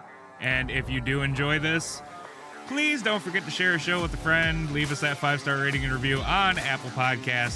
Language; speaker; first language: English; native; English